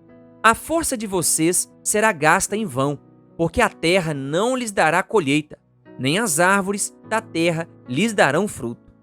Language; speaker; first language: Portuguese; native; Portuguese